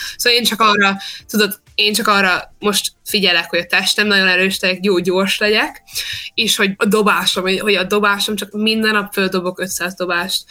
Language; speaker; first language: Hungarian; early bilingual, heritage; Hungarian